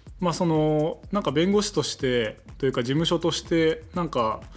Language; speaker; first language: Japanese; native; Japanese